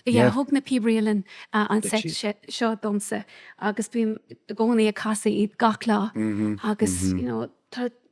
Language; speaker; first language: Irish; non-native, local second language; English